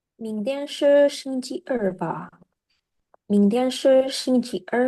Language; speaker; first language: Chinese; non-native, learner; Indonesian